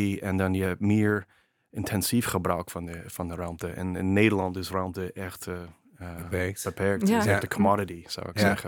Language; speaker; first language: Dutch; non-native, fluent; English